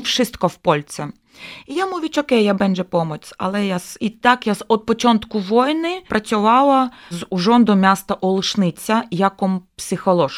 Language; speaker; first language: Ukrainian; non-native, local second language; Russian